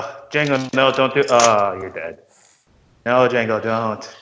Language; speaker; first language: English; native; English